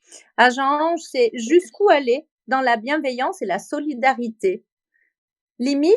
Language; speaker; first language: French; native; French